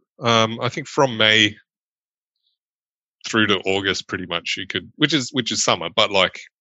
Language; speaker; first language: English; early bilingual, other home language; German